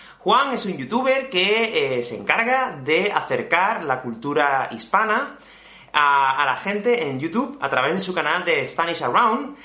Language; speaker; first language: Spanish; native; Spanish